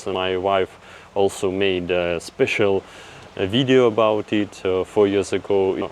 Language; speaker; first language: English; non-native, fluent; Russian